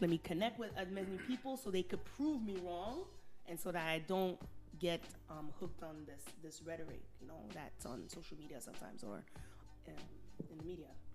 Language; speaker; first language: English; early bilingual, other home language; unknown